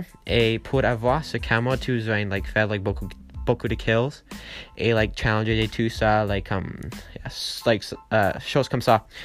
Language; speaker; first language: French; non-native, learner; English